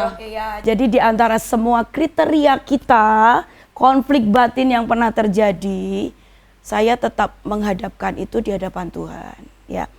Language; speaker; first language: Indonesian; native; Indonesian